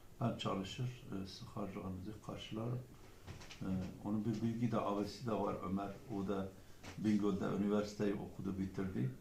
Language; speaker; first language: Turkish; non-native, local second language; Kurdish